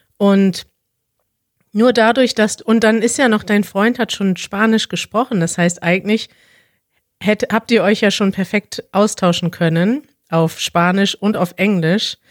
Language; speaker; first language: German; native; German